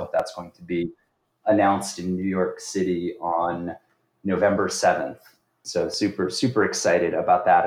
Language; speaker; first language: English; native; English